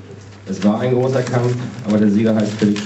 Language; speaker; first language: German; native; German